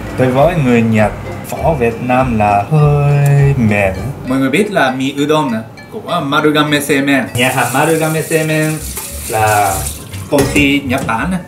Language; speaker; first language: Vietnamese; non-native, learner; Japanese